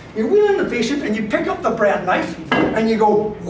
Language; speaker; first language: English; native; English